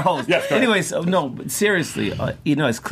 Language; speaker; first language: English; native; English